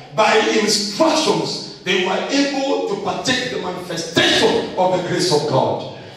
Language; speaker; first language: English; non-native, local second language; Swahili